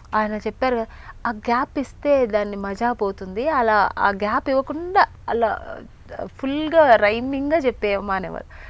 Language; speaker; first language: Telugu; native; Telugu